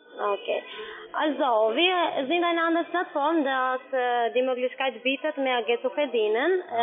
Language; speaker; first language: German; non-native, learner; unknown